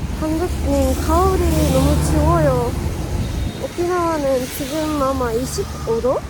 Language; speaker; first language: Korean; non-native, learner; Japanese